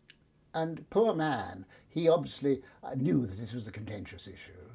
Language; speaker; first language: English; native; English